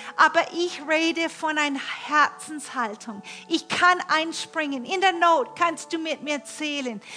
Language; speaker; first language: German; non-native, fluent; English